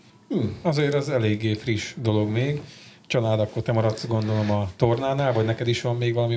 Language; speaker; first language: Hungarian; native; Hungarian